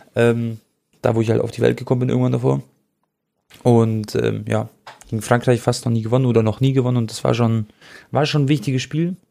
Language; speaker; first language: German; early bilingual, other home language; Croatian